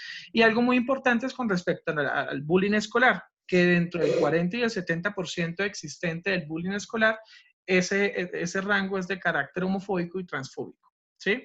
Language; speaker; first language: Spanish; native; Spanish